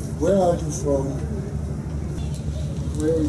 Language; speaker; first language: English; non-native, fluent; French